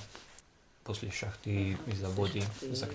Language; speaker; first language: Russian; non-native, fluent; English